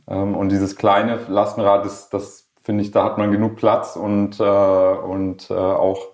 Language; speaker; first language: German; non-native, local second language; Swedish